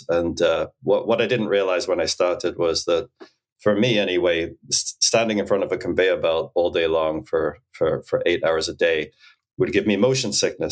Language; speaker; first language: English; native; English